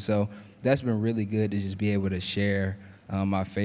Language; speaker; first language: English; native; English